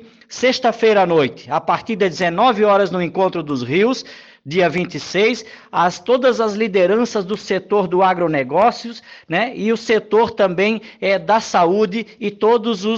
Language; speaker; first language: Portuguese; native; Portuguese